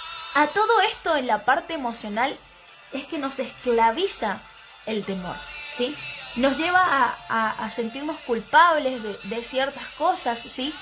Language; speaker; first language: Spanish; native; Spanish